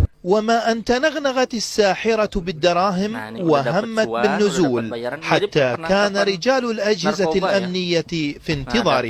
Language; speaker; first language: Arabic; native; Arabic